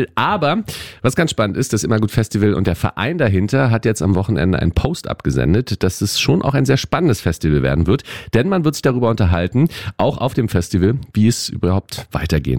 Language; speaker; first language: German; native; German